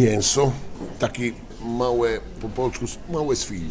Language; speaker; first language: Polish; non-native, learner; Italian